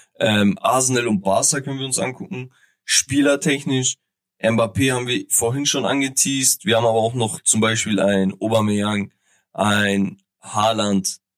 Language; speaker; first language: German; early bilingual, other home language; Turkish